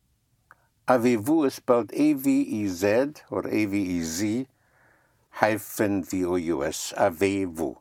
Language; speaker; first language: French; non-native, fluent; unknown